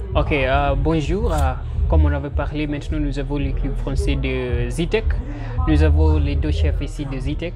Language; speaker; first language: French; non-native, fluent; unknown